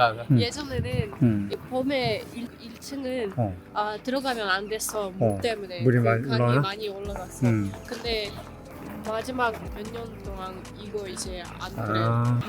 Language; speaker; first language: Korean; non-native, learner; Russian